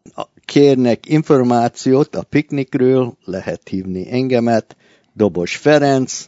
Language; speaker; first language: Hungarian; early bilingual, heritage; Hungarian